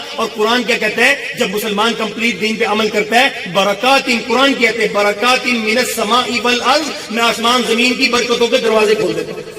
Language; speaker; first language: Urdu; non-native, local second language; Punjabi